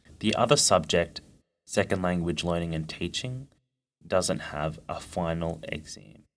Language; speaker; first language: English; native; English